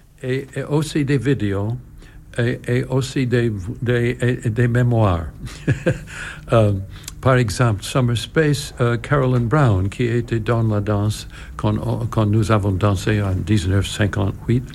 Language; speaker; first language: French; non-native, learner; English